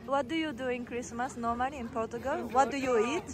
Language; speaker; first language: English; non-native, learner; Japanese